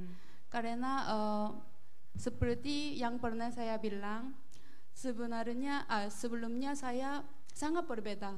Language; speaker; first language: Indonesian; non-native, learner; Korean